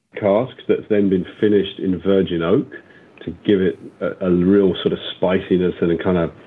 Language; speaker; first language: English; native; English